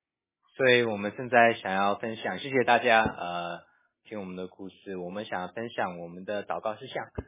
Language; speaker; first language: Chinese; early bilingual, heritage; English